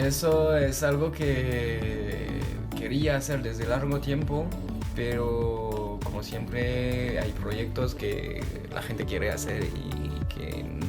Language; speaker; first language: Spanish; non-native, fluent; French